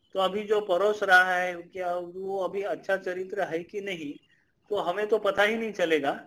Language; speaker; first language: Hindi; non-native, fluent; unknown